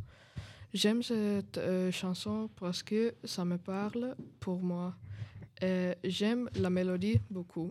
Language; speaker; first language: French; non-native, learner; English